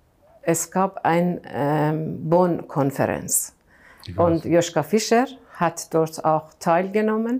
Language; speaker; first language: German; non-native, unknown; Persian